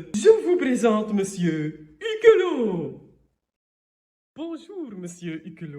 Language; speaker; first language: French; native; French